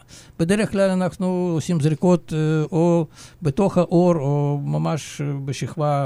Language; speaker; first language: Hebrew; non-native, fluent; Russian